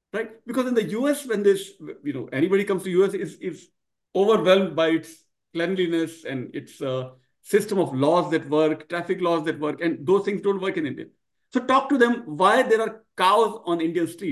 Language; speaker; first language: English; non-native, local second language; Marwari